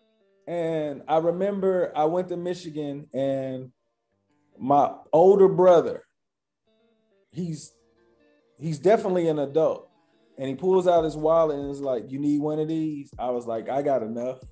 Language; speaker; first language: English; native; English